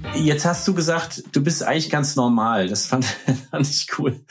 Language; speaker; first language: German; native; German